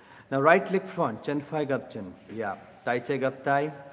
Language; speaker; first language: Vietnamese; non-native, learner; Bangla